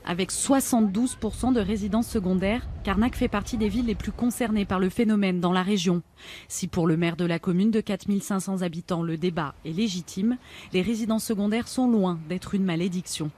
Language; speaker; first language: French; native; French